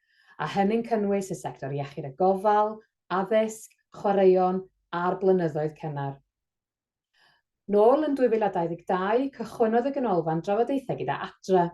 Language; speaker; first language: Welsh; native; Welsh